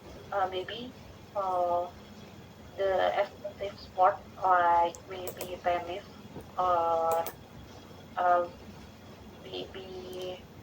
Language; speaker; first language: English; non-native, learner; Indonesian